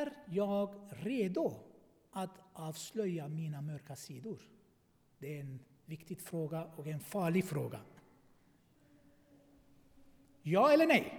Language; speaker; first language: Swedish; non-native, fluent; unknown